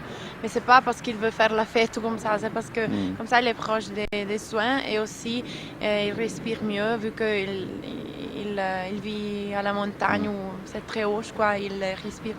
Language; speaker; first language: French; non-native, local second language; Italian